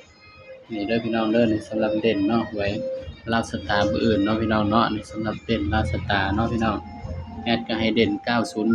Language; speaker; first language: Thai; non-native, local second language; Lao